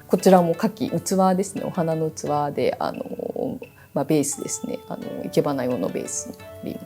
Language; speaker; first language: Japanese; native; Japanese